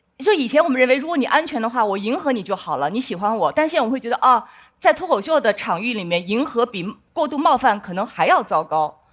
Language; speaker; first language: Chinese; native; Chinese